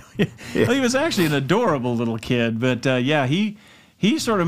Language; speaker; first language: English; native; English